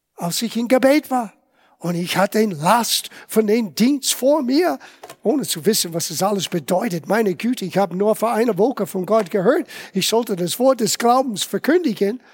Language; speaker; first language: German; non-native, fluent; English